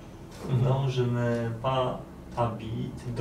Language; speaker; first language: French; non-native, learner; Polish